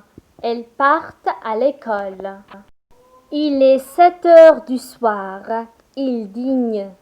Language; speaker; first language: French; non-native, local second language; Arabic